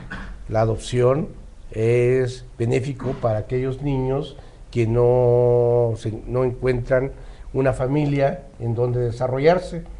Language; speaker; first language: Spanish; native; Spanish